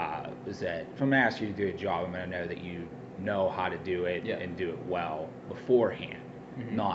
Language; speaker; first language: English; native; English